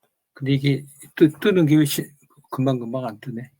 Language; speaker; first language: Korean; native; Korean